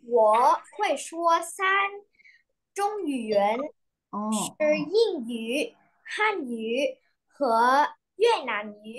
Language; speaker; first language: Chinese; non-native, learner; Vietnamese